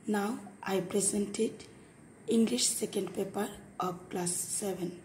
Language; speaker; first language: English; non-native, local second language; Bangla